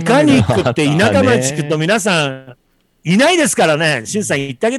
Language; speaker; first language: Japanese; native; Japanese